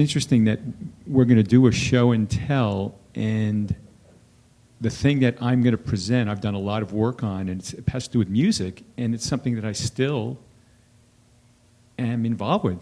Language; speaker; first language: English; native; English